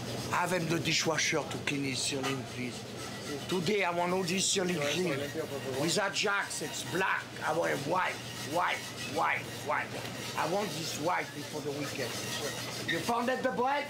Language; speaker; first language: English; non-native, learner; French